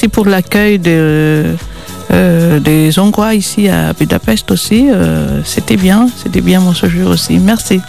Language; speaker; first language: French; non-native, local second language; Malagasy